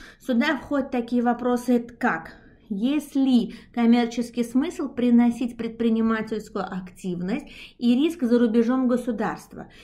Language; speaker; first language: Russian; non-native, local second language; Uzbek